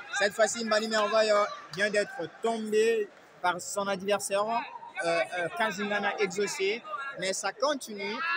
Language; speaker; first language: French; non-native, local second language; Lingala